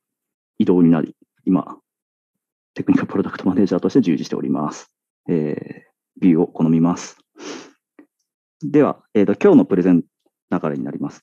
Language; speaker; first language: Japanese; native; Japanese